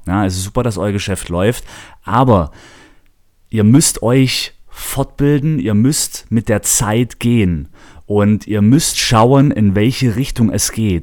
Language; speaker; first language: German; native; German